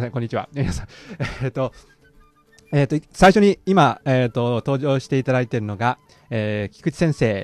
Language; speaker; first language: Japanese; native; Japanese